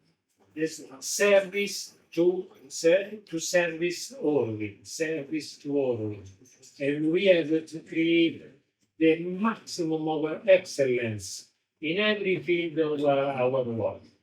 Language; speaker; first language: English; non-native, learner; Italian